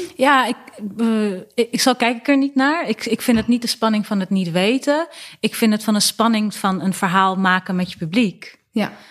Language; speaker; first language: Dutch; early bilingual, other home language; Persian